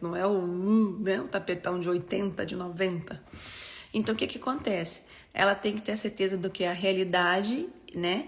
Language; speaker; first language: Portuguese; native; Portuguese